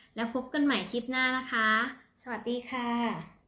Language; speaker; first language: Thai; non-native, local second language; Northeastern Thai